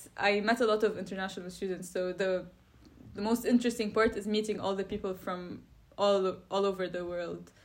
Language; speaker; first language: English; non-native, fluent; Arabic